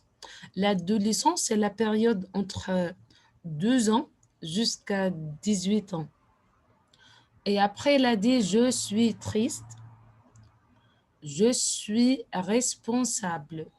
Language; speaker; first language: French; non-native, fluent; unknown